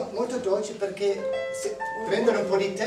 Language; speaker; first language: Italian; non-native, learner; German